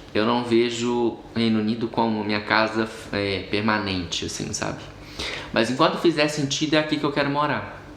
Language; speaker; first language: Portuguese; native; Portuguese